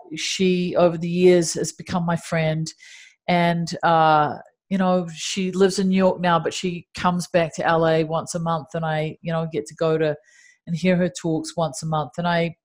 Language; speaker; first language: English; native; English